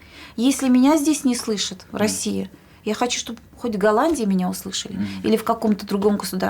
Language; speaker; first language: Russian; native; Russian